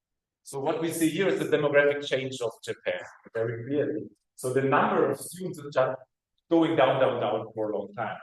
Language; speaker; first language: English; non-native, fluent; German